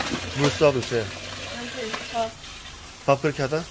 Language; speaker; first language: Korean; native; Korean